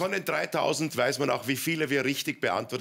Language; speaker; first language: German; native; German